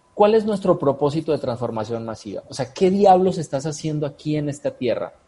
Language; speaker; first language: Spanish; native; Spanish